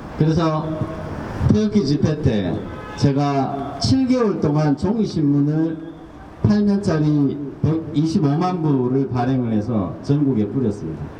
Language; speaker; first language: Korean; native; Korean